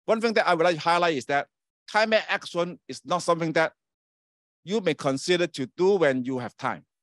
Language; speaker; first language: English; non-native, local second language; Chinese